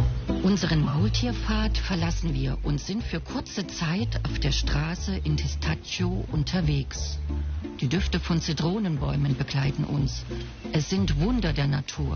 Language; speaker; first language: German; native; German